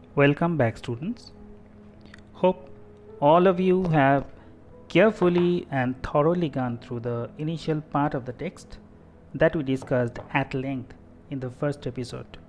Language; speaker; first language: English; non-native, local second language; Bangla